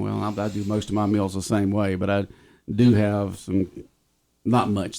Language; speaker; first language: English; native; English